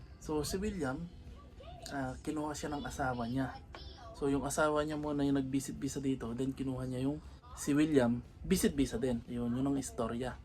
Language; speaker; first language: Filipino; native; Filipino